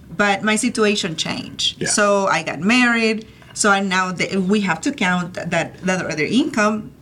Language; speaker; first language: English; early bilingual, other home language; Spanish